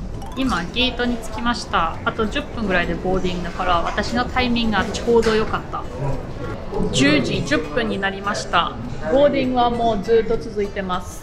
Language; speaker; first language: Japanese; non-native, fluent; German